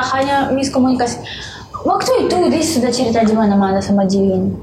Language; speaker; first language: Indonesian; non-native, learner; Russian